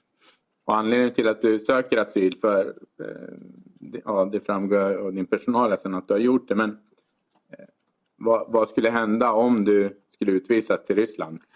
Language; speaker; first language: Swedish; native; Swedish